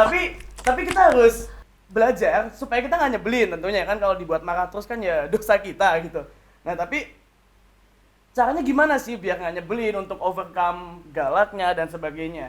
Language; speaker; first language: Indonesian; native; Indonesian